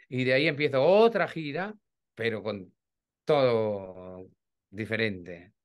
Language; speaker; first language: Spanish; native; Spanish